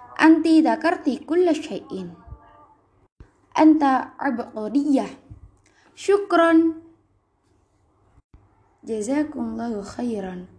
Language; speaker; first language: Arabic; non-native, learner; Indonesian